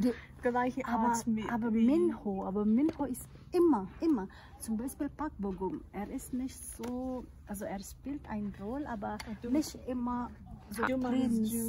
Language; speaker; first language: German; non-native, learner; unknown